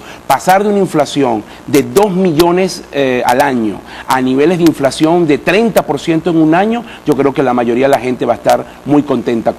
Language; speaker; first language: Spanish; native; Spanish